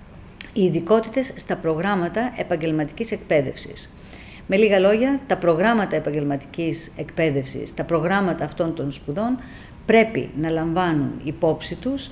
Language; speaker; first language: Greek; native; Greek